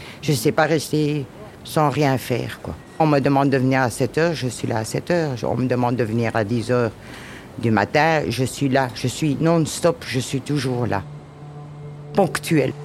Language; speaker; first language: French; native; French